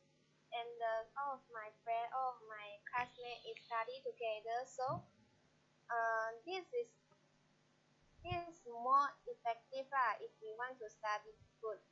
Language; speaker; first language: English; non-native, learner; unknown